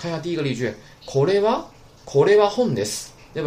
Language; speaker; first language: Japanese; non-native, fluent; Chinese